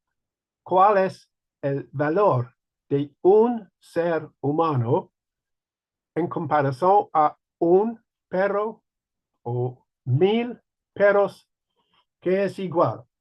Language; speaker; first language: Spanish; non-native, learner; English